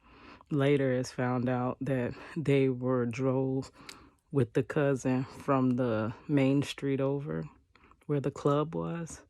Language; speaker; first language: English; native; English